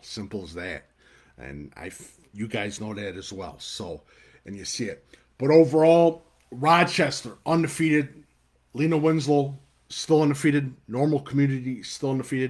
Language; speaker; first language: English; native; English